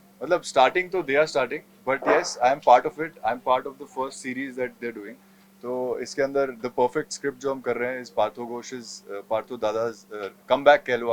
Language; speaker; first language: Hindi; native; Hindi